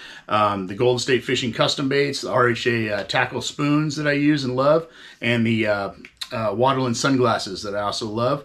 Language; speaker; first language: English; native; English